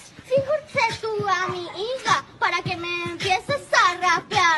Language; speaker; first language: Spanish; native; Spanish